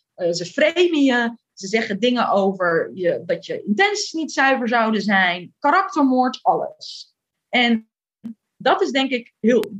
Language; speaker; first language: Dutch; early bilingual, other home language; Turkish